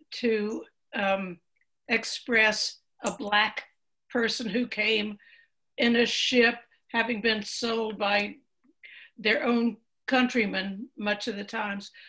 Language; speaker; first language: English; native; English